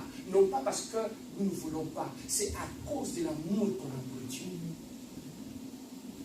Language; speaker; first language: French; non-native, local second language; Lingala